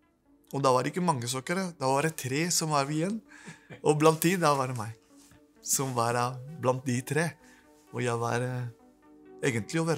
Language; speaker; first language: Norwegian; non-native, fluent; Spanish